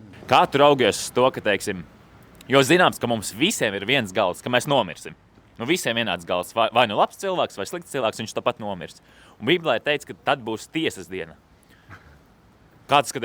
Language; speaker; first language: Latvian; native; Latvian